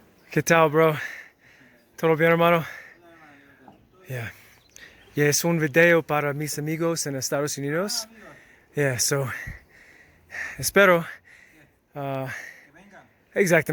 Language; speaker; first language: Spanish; non-native, learner; English